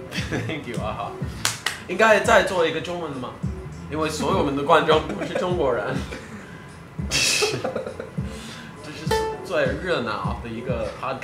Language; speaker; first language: Chinese; non-native, fluent; English